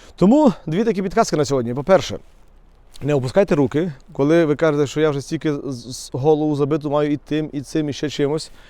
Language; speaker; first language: Ukrainian; native; Ukrainian